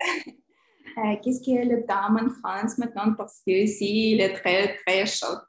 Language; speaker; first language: French; non-native, learner; Ukrainian